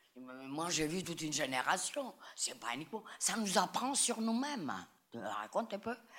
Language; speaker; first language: French; non-native, fluent; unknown